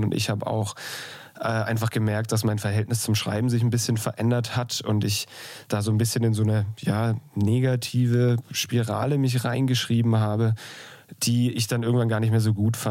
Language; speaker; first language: German; native; German